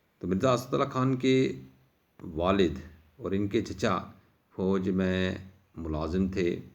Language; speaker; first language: Urdu; non-native, local second language; Kashmiri